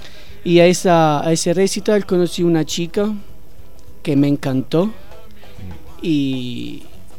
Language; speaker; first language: Spanish; non-native, learner; Italian